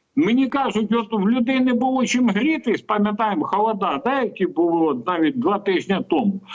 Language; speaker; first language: Ukrainian; native; Ukrainian